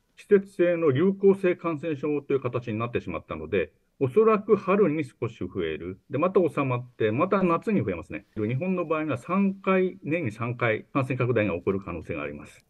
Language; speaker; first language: Japanese; native; Japanese